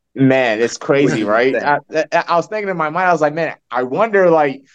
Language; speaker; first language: English; early bilingual, other home language; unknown